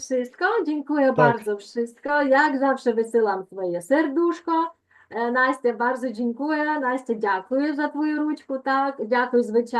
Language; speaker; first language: Polish; non-native, fluent; Ukrainian